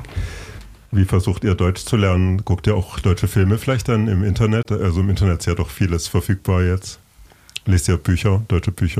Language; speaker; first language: German; native; German